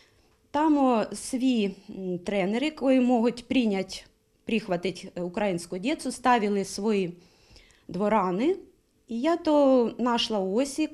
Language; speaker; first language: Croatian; non-native, learner; Ukrainian